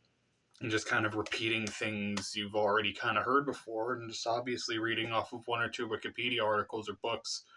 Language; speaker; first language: English; native; English